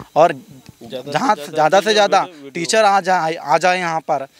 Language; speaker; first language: Hindi; non-native, local second language; Marathi